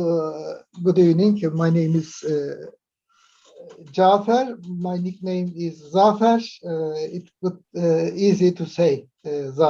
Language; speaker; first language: English; non-native, learner; Turkish